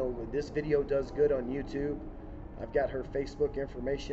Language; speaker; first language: English; native; English